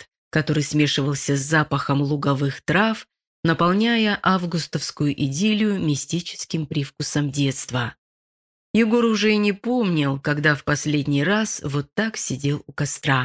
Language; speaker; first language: Russian; native; Russian